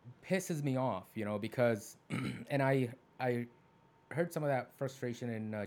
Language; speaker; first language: English; non-native, local second language; Punjabi